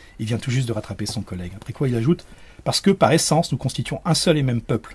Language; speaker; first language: French; native; French